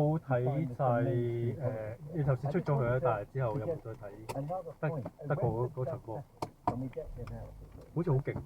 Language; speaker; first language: Cantonese; early bilingual, heritage; Cantonese